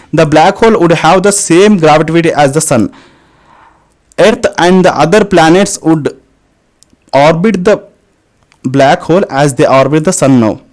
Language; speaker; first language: English; non-native, local second language; Telugu